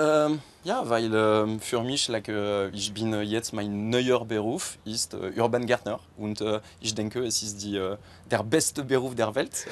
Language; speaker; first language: German; non-native, learner; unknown